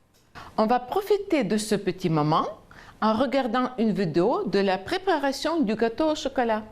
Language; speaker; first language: French; non-native, fluent; Ukrainian